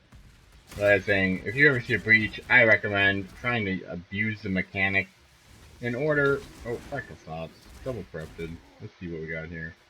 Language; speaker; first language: English; native; English